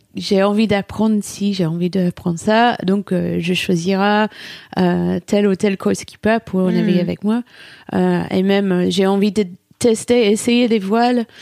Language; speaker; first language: French; non-native, fluent; English